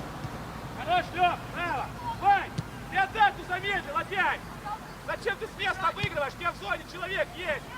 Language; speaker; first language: Russian; native; Russian